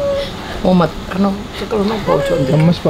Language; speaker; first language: Indonesian; native; Indonesian